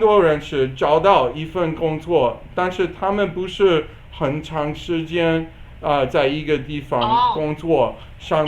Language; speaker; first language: Chinese; non-native, learner; English